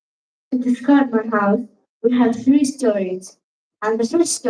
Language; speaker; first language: English; non-native, learner; Arabic